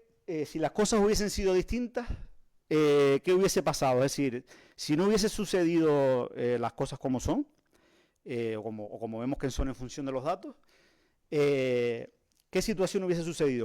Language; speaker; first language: Spanish; native; Spanish